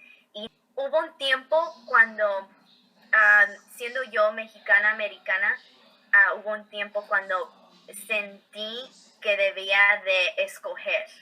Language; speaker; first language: Spanish; early bilingual, heritage; Spanish